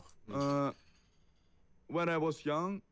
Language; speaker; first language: English; non-native, learner; Russian